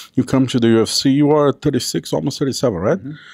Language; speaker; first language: English; non-native, fluent; Portuguese